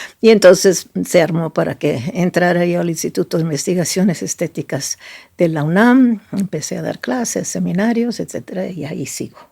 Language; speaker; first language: Spanish; non-native, fluent; Italian